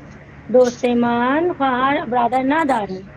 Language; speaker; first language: Persian; non-native, learner; Urdu